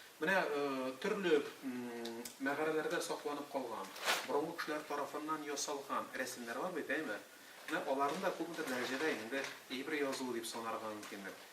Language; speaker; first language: Tatar; native; Tatar